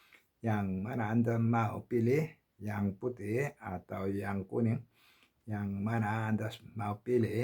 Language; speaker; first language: Indonesian; non-native, learner; Korean